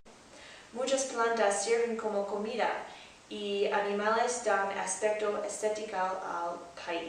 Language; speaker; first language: Spanish; non-native, learner; English